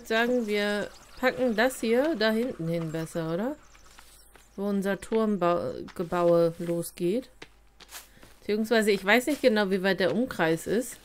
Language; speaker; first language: German; native; German